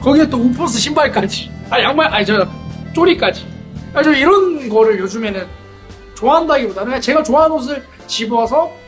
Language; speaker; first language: Korean; native; Korean